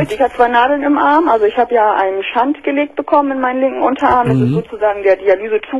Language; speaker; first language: German; native; German